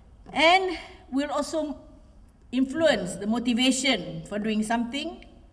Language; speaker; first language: English; non-native, local second language; Malay